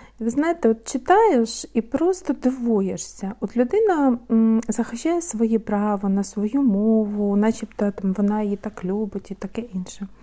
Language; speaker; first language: Ukrainian; non-native, local second language; Russian